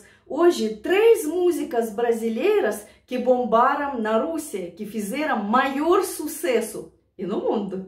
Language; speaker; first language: Portuguese; non-native, learner; Russian